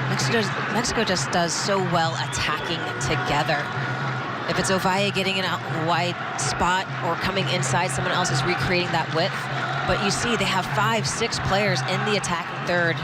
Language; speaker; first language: English; native; English